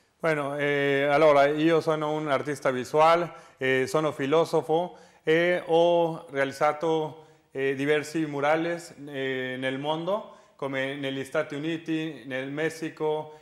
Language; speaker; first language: Italian; non-native, learner; Spanish